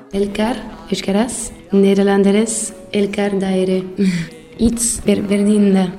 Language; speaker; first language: Basque; non-native, learner; Dutch